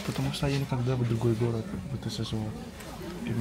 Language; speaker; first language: Russian; non-native, learner; Indonesian